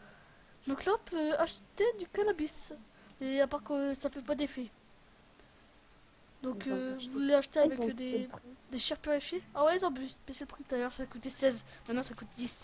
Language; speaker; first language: French; native; French